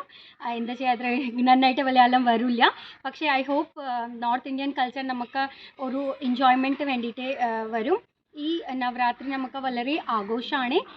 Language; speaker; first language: Malayalam; non-native, learner; Hindi